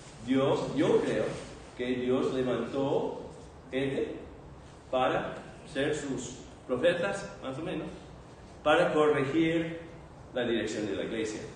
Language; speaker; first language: Spanish; non-native, fluent; English